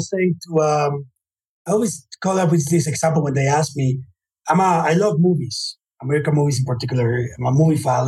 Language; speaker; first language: English; native; English